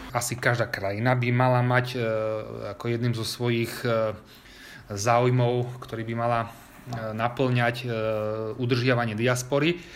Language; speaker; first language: Slovak; early bilingual, heritage; Slovak